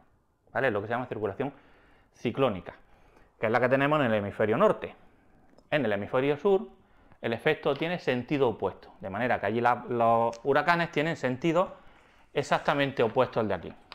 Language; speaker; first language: Spanish; native; Spanish